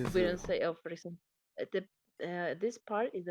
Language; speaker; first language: English; non-native, learner; Spanish